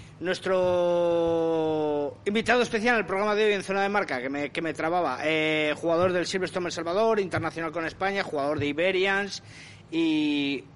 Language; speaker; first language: Spanish; native; Spanish